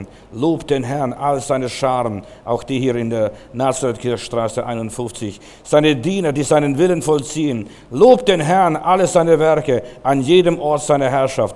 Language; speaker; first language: German; native; German